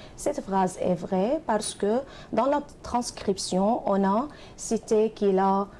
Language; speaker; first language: French; non-native, fluent; Arabic